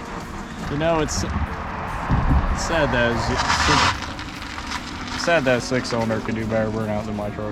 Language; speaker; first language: English; native; English